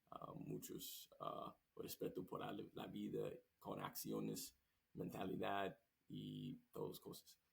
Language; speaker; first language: Spanish; non-native, learner; English